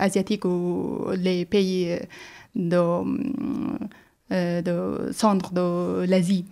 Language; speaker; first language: French; non-native, learner; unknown